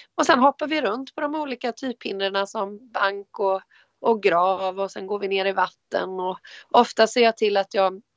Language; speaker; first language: Swedish; native; Swedish